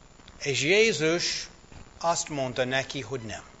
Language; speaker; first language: Hungarian; non-native, fluent; English